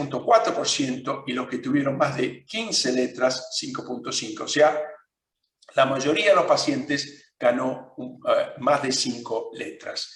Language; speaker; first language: Spanish; non-native, fluent; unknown